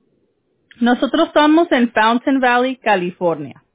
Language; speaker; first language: Spanish; early bilingual, heritage; Spanish